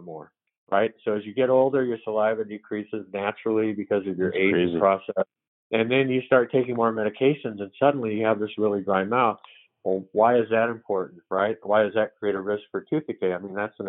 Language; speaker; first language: English; native; English